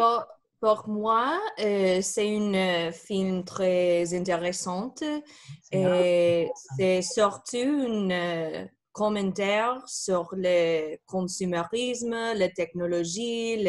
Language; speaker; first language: French; non-native, learner; Spanish